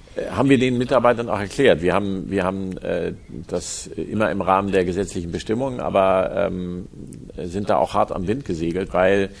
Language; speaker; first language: German; native; German